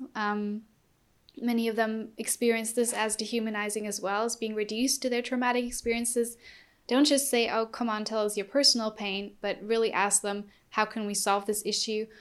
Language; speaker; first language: English; non-native, fluent; German